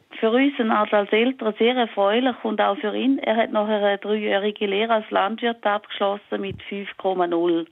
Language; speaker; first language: German; native; German